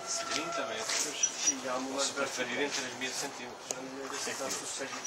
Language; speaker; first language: Portuguese; native; Portuguese